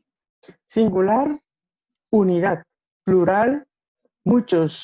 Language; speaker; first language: Spanish; non-native, learner; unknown